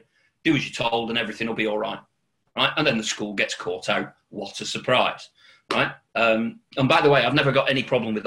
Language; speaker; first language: English; native; English